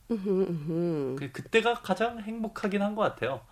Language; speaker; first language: Korean; early bilingual, heritage; Korean